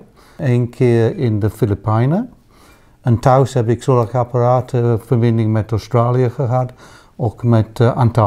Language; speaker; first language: Dutch; non-native, fluent; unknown